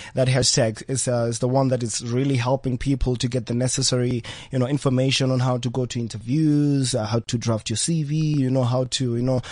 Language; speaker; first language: English; non-native, local second language; Venda